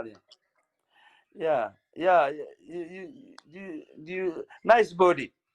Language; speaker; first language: English; non-native, local second language; Somali